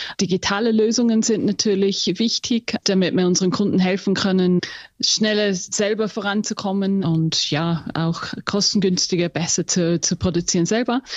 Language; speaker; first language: German; non-native, fluent; English